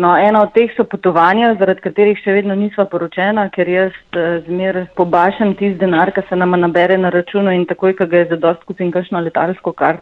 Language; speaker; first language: Slovenian; native; Slovenian